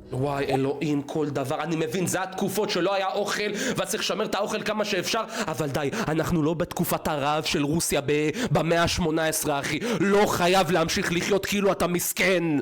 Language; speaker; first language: Hebrew; early bilingual, other home language; Russian